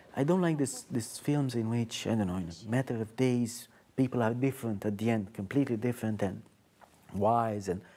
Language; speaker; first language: English; non-native, fluent; Romanian